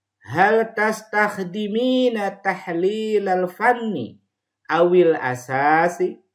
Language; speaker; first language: Arabic; non-native, fluent; Indonesian